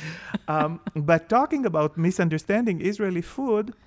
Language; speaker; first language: English; non-native, fluent; Hebrew